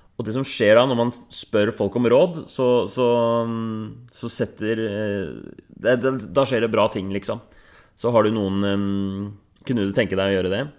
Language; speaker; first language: Norwegian; native; Norwegian